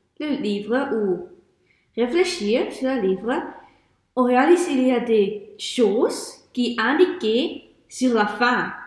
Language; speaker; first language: French; non-native, learner; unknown